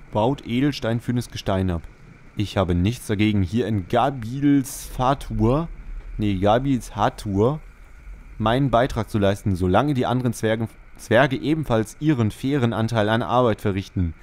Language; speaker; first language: German; native; German